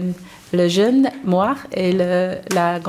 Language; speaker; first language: French; non-native, learner; English